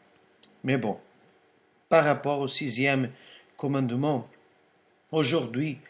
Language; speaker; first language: French; non-native, fluent; Portuguese